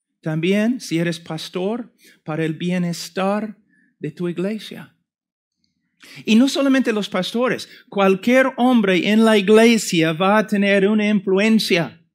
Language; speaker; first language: Spanish; non-native, fluent; English